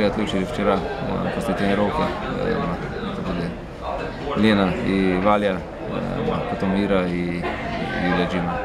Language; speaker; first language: Russian; non-native, fluent; Slovenian